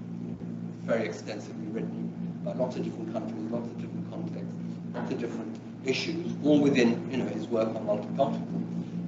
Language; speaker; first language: English; early bilingual, other home language; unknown